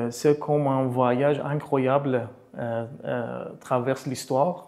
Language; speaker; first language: French; non-native, learner; Persian